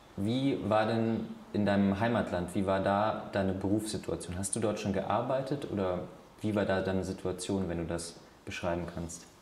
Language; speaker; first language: German; native; German